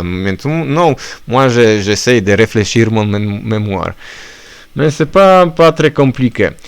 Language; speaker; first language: French; non-native, learner; Polish